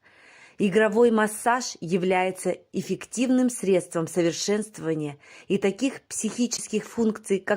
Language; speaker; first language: Russian; native; Russian